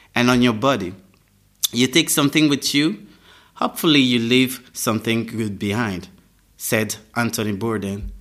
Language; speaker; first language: English; non-native, fluent; French